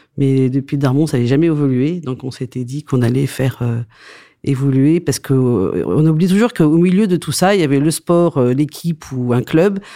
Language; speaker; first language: French; native; French